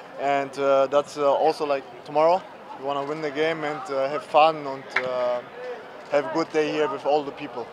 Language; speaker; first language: English; non-native, fluent; German